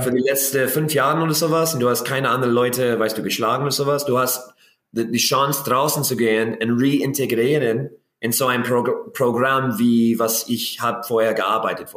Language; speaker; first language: German; non-native, learner; English